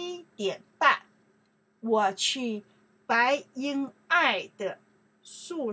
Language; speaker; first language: Chinese; non-native, learner; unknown